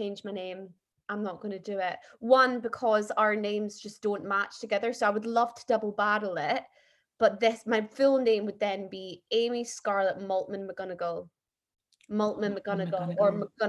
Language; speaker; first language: English; native; English